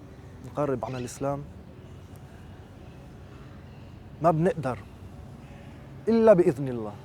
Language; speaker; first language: Arabic; non-native, fluent; French